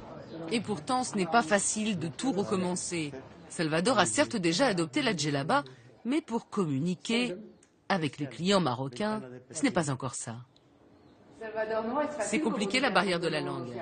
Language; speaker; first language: French; native; French